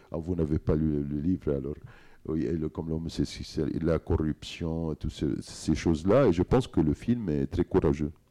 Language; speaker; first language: French; non-native, fluent; Arabic